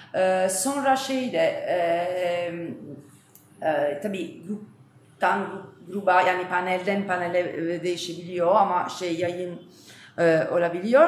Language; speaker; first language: Turkish; non-native, fluent; Italian